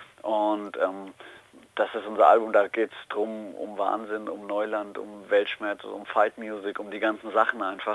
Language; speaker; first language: German; native; German